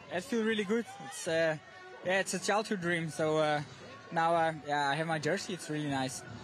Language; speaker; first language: English; non-native, fluent; Dutch